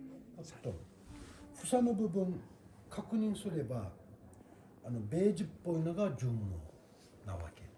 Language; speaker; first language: Japanese; non-native, fluent; Turkish